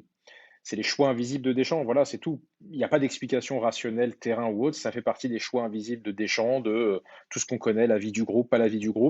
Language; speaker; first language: French; native; French